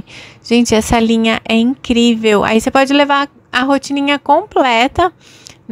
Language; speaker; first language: Portuguese; native; Portuguese